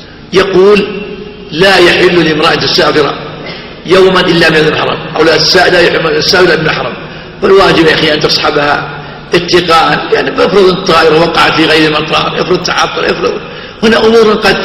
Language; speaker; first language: Arabic; native; Arabic